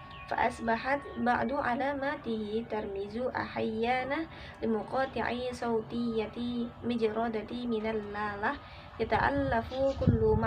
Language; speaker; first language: Arabic; non-native, learner; Indonesian